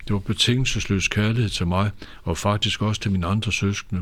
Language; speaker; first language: Danish; native; Danish